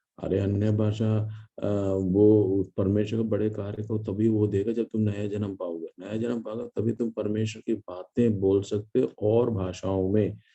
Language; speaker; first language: Hindi; non-native, local second language; Malayalam